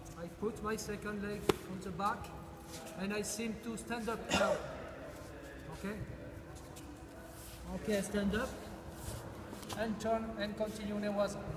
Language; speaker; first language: English; non-native, learner; French